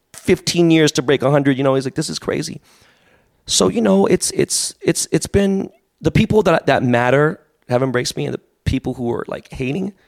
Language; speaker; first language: English; native; English